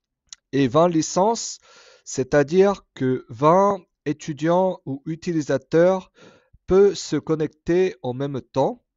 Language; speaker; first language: French; non-native, fluent; Korean